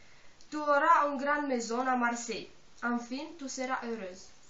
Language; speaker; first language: French; non-native, learner; Romanian